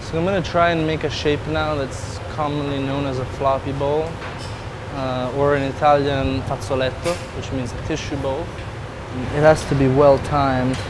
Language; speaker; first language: English; non-native, fluent; Italian